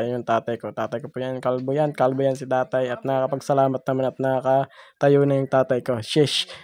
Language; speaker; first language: Filipino; non-native, local second language; Masbatenyo